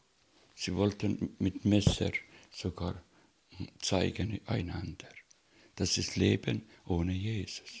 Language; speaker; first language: German; non-native, learner; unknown